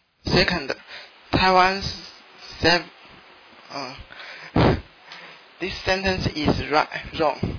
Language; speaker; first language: English; non-native, learner; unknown